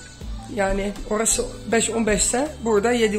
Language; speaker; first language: Turkish; early bilingual, heritage; Dutch